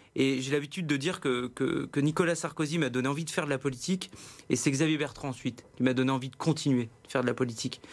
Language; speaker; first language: French; native; French